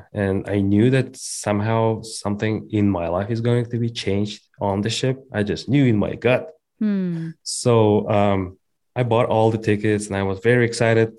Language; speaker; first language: English; non-native, fluent; Kazakh